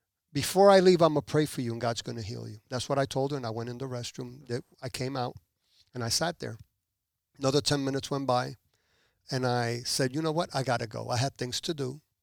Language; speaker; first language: English; early bilingual, other home language; Spanish